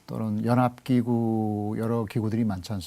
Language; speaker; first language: Korean; native; Korean